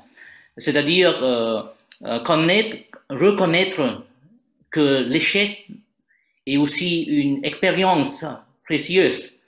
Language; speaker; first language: French; non-native, learner; Vietnamese